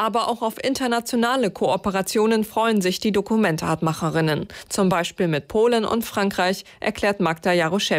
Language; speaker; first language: German; native; German